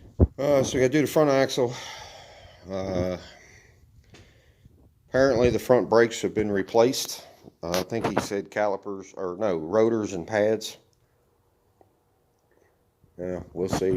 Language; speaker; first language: English; native; English